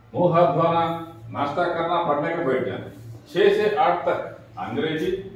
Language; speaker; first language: Hindi; non-native, local second language; Telugu